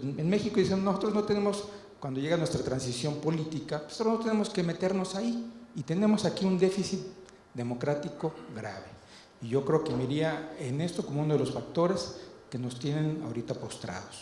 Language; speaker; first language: Spanish; native; Spanish